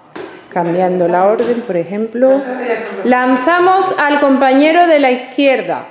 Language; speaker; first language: Spanish; native; Spanish